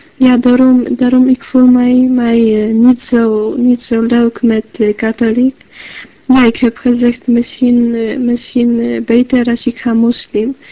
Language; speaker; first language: Dutch; non-native, learner; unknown